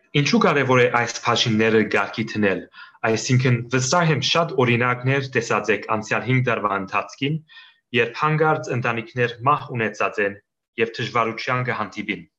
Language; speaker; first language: Armenian; early bilingual, heritage; Armenian